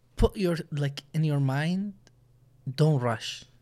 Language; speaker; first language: English; non-native, learner; Arabic